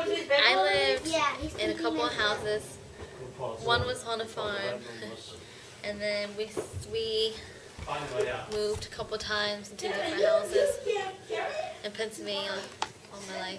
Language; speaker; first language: English; early bilingual, other home language; Hmong